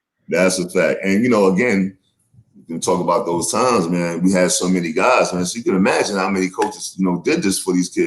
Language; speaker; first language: English; native; English